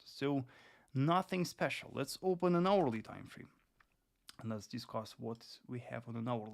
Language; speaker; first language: English; non-native, fluent; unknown